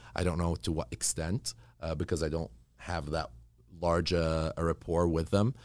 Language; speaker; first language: English; early bilingual, other home language; Arabic